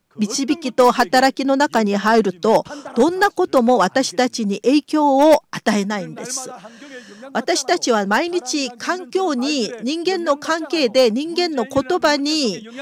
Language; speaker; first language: Japanese; non-native, fluent; Korean